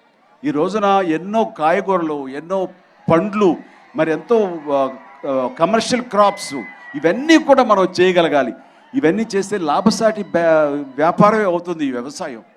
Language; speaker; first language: Telugu; native; Telugu